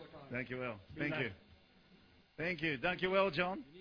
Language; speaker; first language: English; native; English